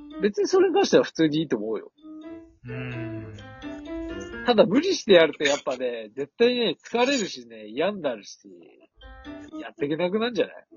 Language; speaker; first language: Japanese; native; Japanese